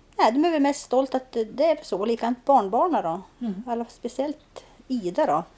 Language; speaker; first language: Swedish; native; Swedish